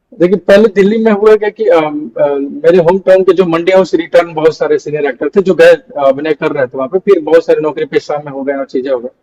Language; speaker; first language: Hindi; non-native, local second language; Bhojpuri